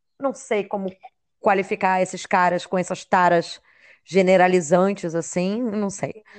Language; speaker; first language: Portuguese; native; Portuguese